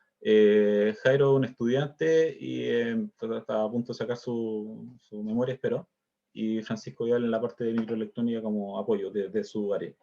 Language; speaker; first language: Spanish; native; Spanish